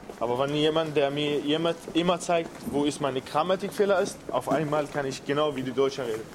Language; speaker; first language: German; non-native, learner; Arabic